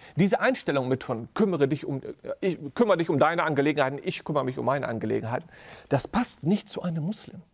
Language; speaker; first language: German; native; German